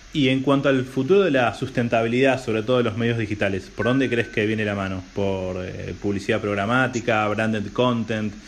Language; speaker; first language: Spanish; native; Spanish